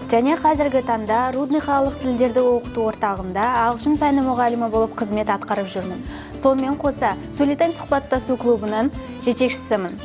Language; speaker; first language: Kazakh; non-native, local second language; Russian